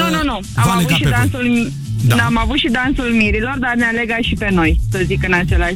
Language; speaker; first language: Romanian; native; Romanian